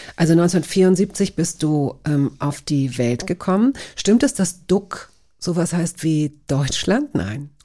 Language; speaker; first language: German; native; German